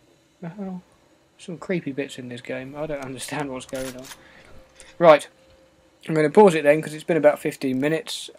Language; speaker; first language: English; native; English